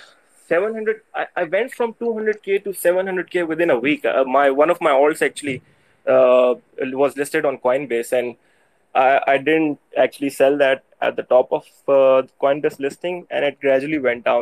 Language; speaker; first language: English; non-native, local second language; Urdu